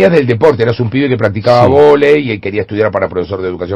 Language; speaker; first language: Spanish; native; Spanish